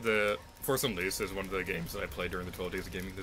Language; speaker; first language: English; native; English